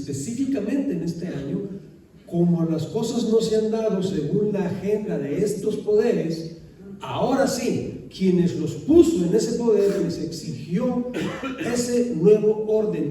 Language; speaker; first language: Spanish; native; Spanish